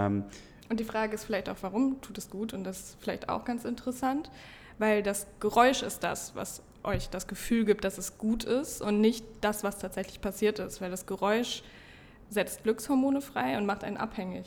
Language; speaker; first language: German; native; German